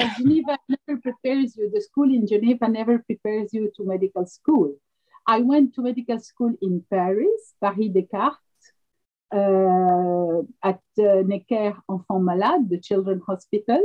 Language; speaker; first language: English; non-native, fluent; French